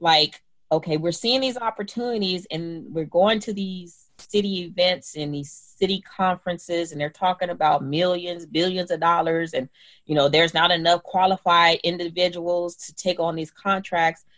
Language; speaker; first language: English; native; English